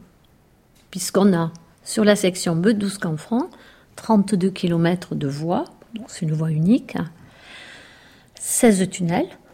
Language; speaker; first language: French; native; French